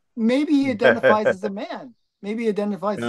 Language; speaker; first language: English; native; English